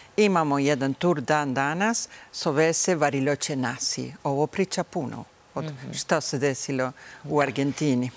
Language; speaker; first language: Bosnian; early bilingual, heritage; Bosnian